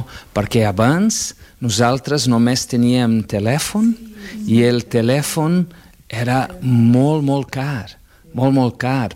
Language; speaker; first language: Catalan; non-native, fluent; Portuguese